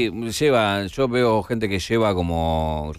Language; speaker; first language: Spanish; native; Spanish